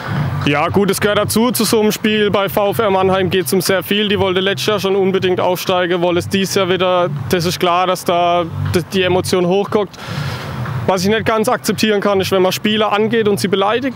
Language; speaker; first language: German; native; German